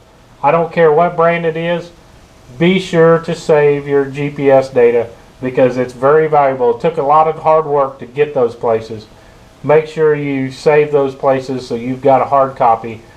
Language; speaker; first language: English; native; English